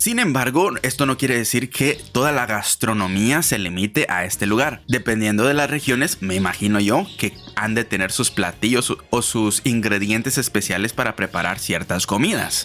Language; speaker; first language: Spanish; native; Spanish